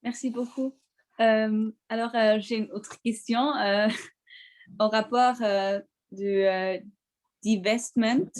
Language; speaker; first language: French; non-native, local second language; German